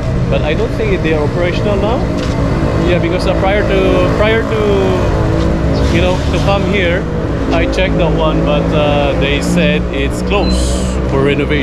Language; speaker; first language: English; non-native, local second language; Filipino